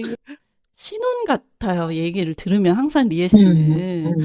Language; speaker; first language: Korean; native; Korean